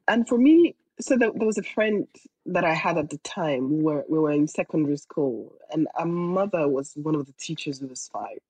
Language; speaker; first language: English; non-native, local second language; Yoruba